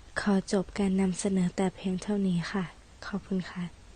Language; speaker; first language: Thai; native; Thai